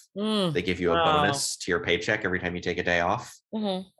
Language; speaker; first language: English; native; English